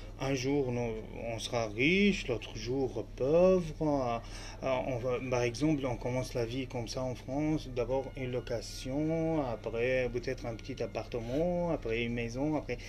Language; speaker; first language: French; non-native, fluent; Arabic